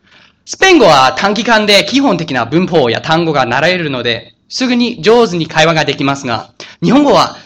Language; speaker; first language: Japanese; non-native, fluent; English